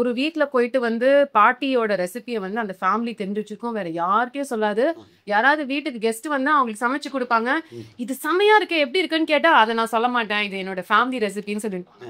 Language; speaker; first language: Tamil; native; Tamil